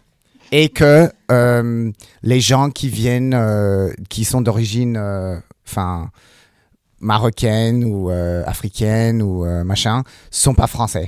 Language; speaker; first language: French; non-native, fluent; English